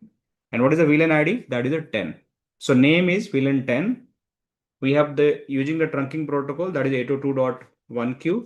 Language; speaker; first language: English; non-native, local second language; Hindi